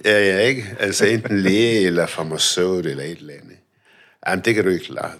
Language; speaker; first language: Danish; early bilingual, other home language; Arabic